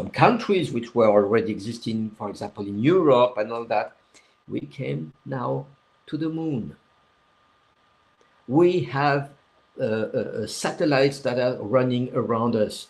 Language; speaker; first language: English; non-native, fluent; French